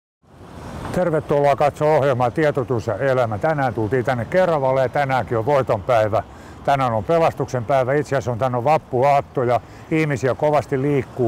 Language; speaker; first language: Finnish; native; Finnish